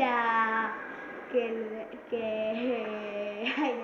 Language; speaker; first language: Spanish; native; Spanish